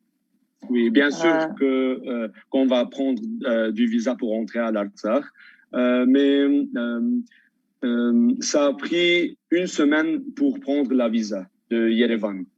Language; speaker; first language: French; non-native, local second language; Armenian